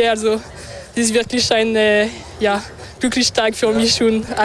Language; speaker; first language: German; non-native, local second language; French